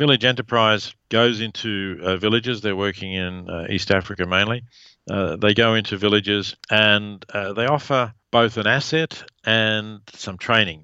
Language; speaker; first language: English; native; English